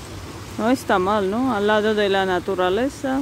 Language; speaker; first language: Spanish; non-native, fluent; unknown